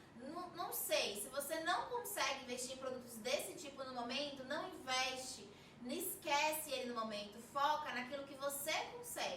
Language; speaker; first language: Portuguese; native; Portuguese